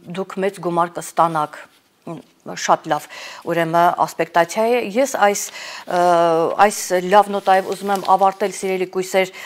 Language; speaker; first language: Armenian; native; Armenian